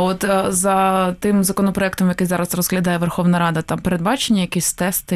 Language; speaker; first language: Ukrainian; native; Ukrainian